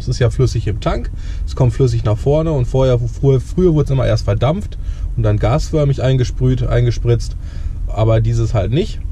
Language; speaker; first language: German; native; German